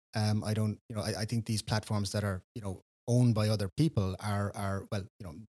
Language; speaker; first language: English; native; English